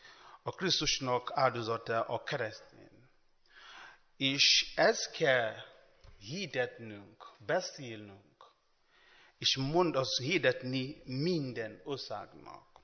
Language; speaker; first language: Hungarian; non-native, learner; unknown